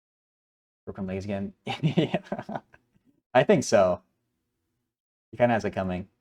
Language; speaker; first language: English; native; English